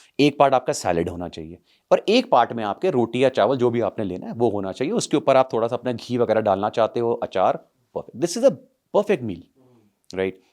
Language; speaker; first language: Hindi; non-native, local second language; Punjabi